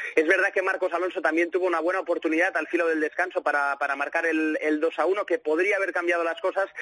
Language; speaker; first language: Spanish; native; Spanish